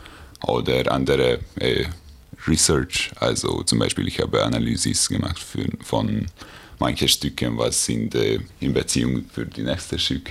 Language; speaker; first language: German; non-native, learner; Hungarian